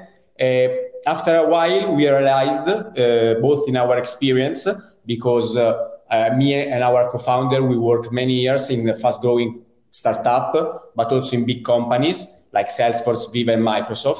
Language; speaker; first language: English; non-native, fluent; Italian